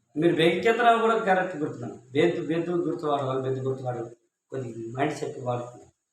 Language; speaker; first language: Telugu; non-native, local second language; Koya